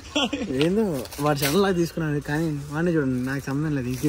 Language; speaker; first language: Telugu; native; Telugu